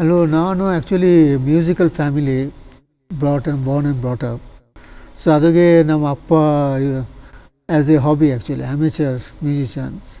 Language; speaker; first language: Kannada; non-native, learner; Bangla